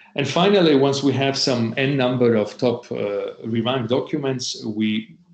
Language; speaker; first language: English; non-native, fluent; Polish